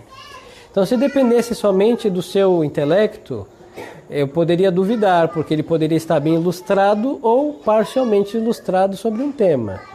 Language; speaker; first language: Portuguese; native; Portuguese